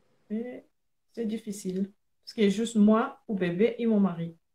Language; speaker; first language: French; non-native, learner; Portuguese